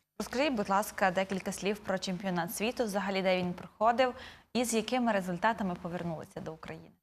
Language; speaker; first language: Ukrainian; native; Ukrainian